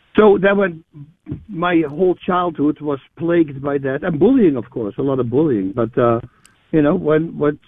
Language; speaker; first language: English; non-native, fluent; Dutch